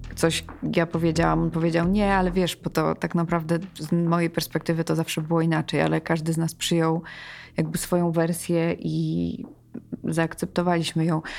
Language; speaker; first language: Polish; early bilingual, heritage; Polish